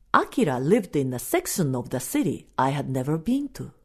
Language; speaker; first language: English; non-native, fluent; Japanese